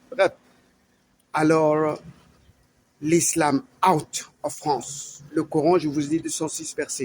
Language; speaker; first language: French; non-native, learner; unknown